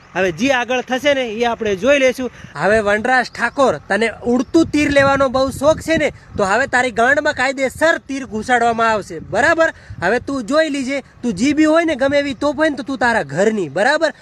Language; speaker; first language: Gujarati; non-native, local second language; Bhili